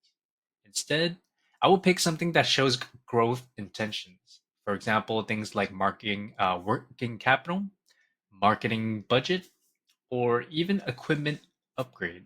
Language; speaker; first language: English; native; English